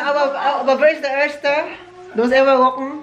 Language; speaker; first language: German; non-native, learner; Filipino